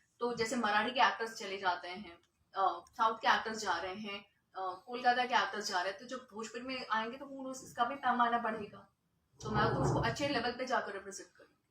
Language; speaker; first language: Hindi; native; Hindi